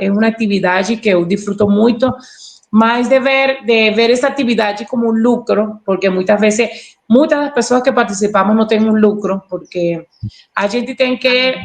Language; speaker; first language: Portuguese; non-native, learner; Spanish